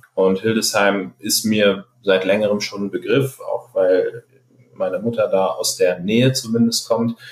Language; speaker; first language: German; non-native, fluent; Arabic